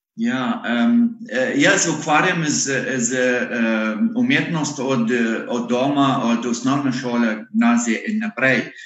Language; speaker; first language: Slovenian; non-native, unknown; Arabic